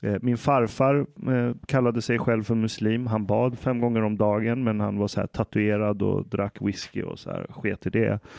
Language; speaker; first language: Swedish; early bilingual, other home language; Persian